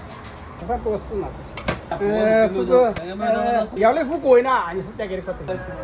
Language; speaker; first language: Chinese; native; Chinese